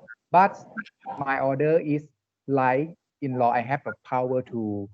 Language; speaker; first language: English; non-native, learner; Thai